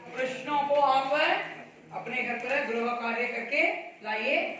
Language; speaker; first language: Hindi; non-native, local second language; Kannada